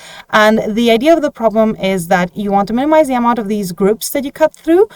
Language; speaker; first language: English; non-native, fluent; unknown